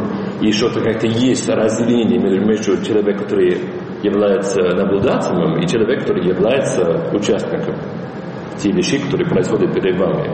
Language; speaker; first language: Russian; non-native, fluent; English